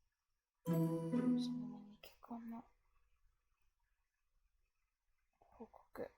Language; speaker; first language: Japanese; non-native, learner; English